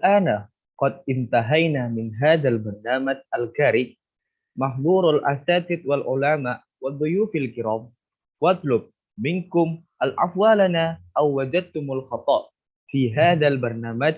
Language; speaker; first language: Arabic; non-native, learner; Indonesian